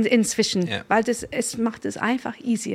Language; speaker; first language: German; non-native, fluent; English